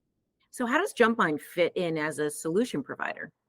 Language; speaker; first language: English; native; English